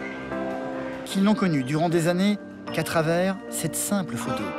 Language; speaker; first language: French; native; French